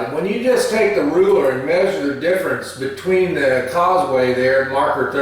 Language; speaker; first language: English; native; English